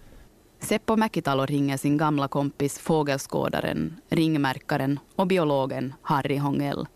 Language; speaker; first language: Swedish; native; Swedish